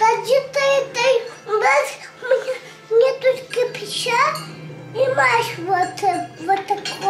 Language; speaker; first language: Russian; early bilingual, heritage; Russian